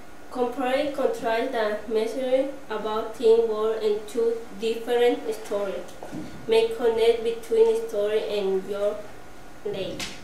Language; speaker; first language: English; non-native, learner; Spanish